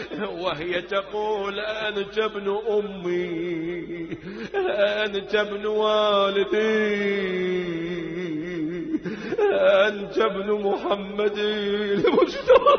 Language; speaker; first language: Arabic; native; Arabic